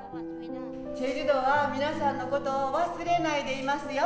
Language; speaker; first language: Korean; native; Korean